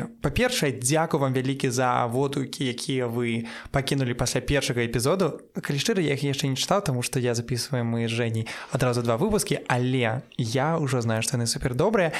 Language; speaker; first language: Belarusian; non-native, local second language; Russian